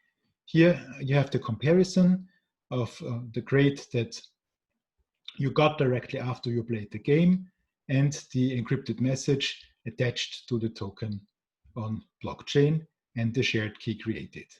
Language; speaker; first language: English; non-native, fluent; German